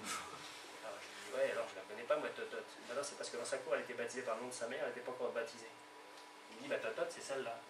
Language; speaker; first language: French; native; French